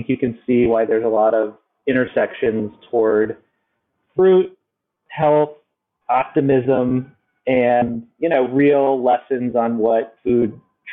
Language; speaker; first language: English; native; English